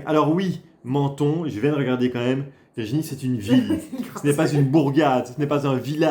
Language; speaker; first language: French; native; French